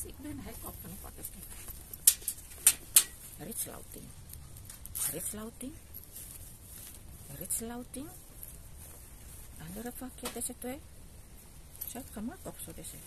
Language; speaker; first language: Dutch; non-native, learner; Indonesian